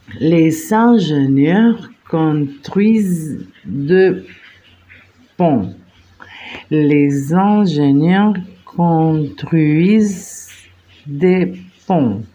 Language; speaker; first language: French; non-native, fluent; Spanish